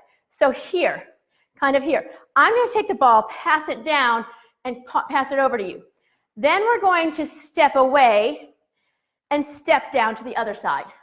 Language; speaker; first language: English; native; English